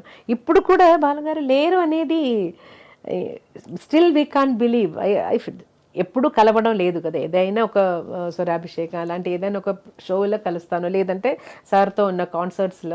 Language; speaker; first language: Telugu; non-native, local second language; Malayalam